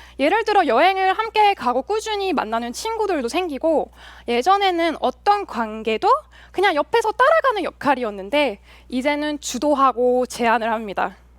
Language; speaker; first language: Korean; early bilingual, heritage; Korean